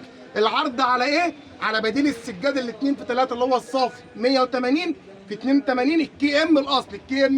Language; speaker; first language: Arabic; native; Arabic